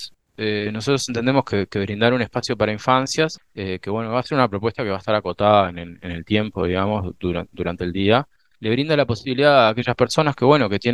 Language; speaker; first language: Spanish; native; Spanish